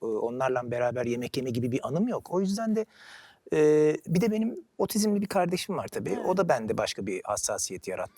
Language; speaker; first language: Turkish; native; Turkish